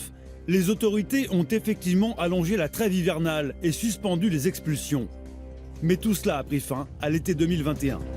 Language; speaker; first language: French; native; French